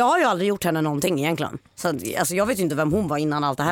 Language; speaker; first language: Swedish; native; Swedish